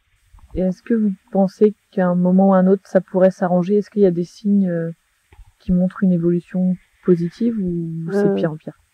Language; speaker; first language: French; native; French